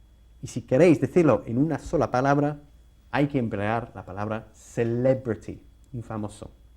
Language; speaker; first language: Spanish; non-native, fluent; English